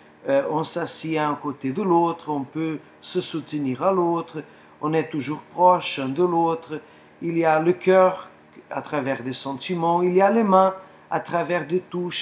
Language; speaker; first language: French; non-native, fluent; Portuguese